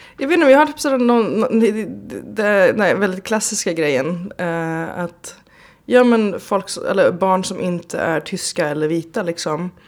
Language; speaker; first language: Swedish; early bilingual, other home language; Persian